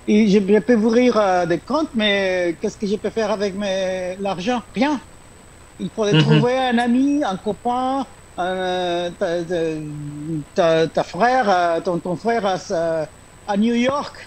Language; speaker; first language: French; non-native, fluent; Spanish